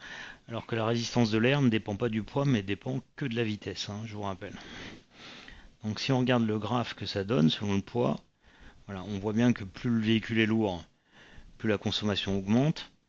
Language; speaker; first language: French; native; French